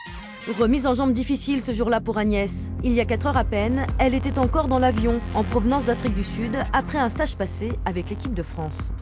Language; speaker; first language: French; native; French